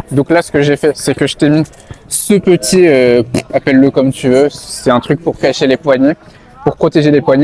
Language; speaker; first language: French; native; French